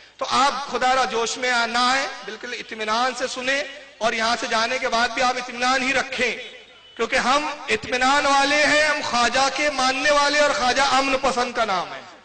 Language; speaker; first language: Urdu; native; Urdu